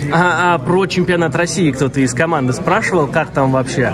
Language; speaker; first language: Russian; native; Russian